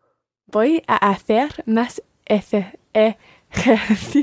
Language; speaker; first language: Spanish; non-native, learner; English